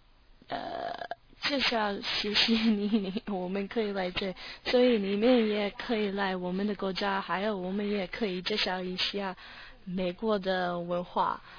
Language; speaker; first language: Chinese; non-native, learner; English